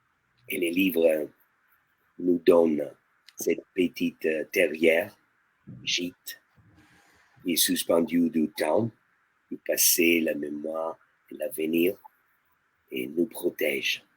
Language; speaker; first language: French; non-native, fluent; Italian